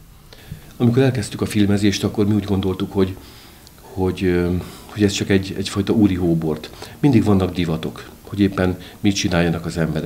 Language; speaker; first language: Hungarian; native; Hungarian